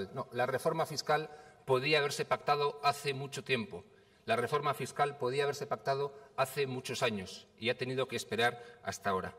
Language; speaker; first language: Spanish; native; Spanish